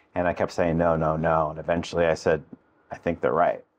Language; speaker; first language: English; native; English